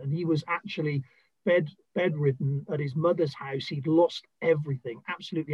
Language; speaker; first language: English; native; English